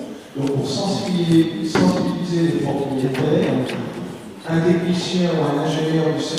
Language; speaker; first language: French; native; French